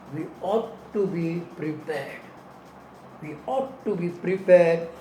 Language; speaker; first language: English; non-native, local second language; Tamil